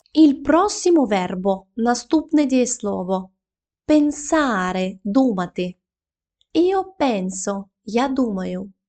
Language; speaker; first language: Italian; non-native, fluent; Ukrainian